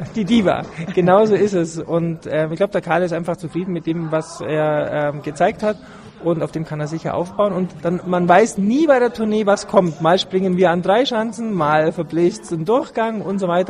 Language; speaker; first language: German; native; German